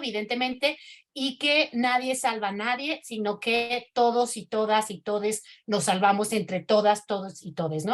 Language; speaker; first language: Spanish; native; Spanish